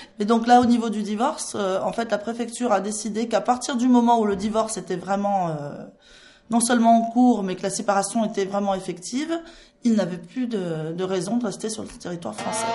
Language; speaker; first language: French; native; French